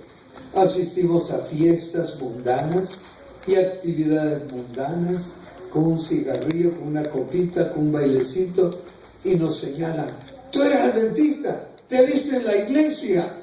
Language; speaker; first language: Spanish; native; Spanish